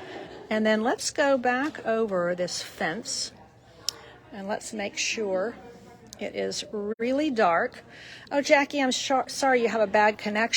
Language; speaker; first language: English; native; English